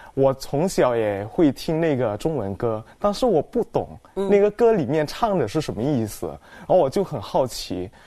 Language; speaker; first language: Chinese; non-native, fluent; Indonesian